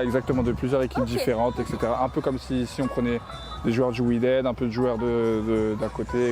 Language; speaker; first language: French; native; French